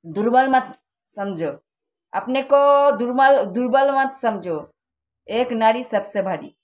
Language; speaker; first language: Hindi; non-native, local second language; Bangla